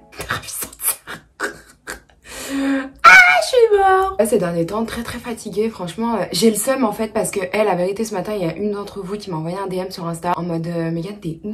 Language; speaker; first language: French; native; French